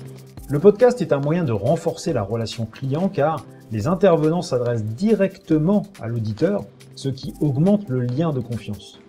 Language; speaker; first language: French; native; French